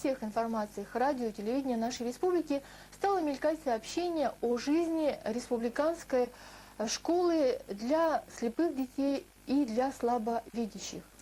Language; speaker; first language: Russian; native; Russian